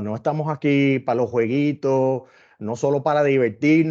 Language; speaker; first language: Spanish; early bilingual, heritage; English